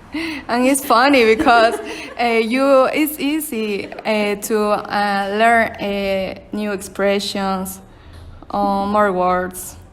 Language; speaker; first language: English; non-native, learner; Spanish